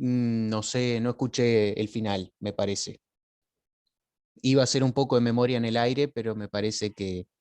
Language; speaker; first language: Spanish; native; Spanish